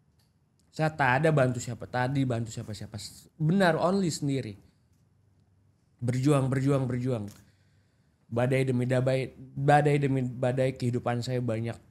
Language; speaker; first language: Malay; non-native, local second language; Indonesian